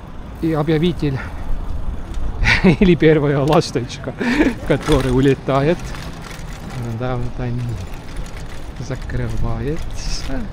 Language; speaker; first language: Russian; non-native, local second language; Estonian